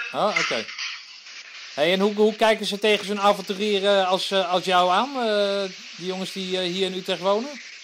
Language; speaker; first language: Dutch; native; Dutch